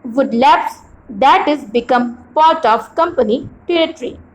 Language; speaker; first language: English; non-native, local second language; Hindi